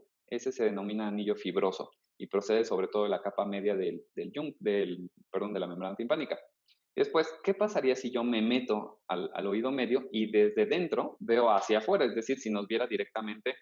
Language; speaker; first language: Spanish; native; Spanish